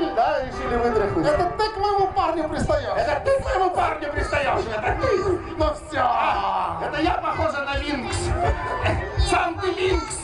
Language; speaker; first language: Russian; native; Russian